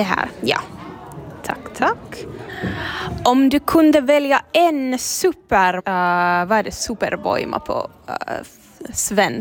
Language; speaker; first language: Swedish; non-native, learner; Finnish